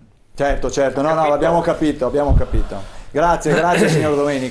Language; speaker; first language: Italian; native; Italian